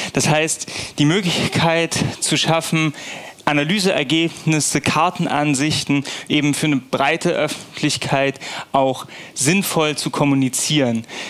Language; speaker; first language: German; native; German